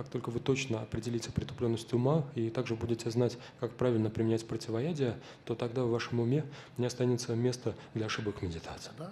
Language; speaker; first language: Russian; native; Russian